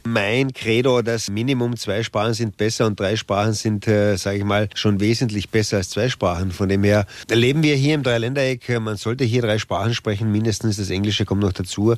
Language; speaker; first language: German; non-native, local second language; Slovenian